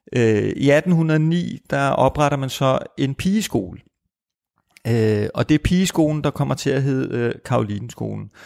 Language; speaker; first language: Danish; native; Danish